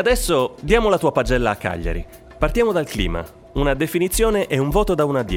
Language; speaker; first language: Italian; native; Italian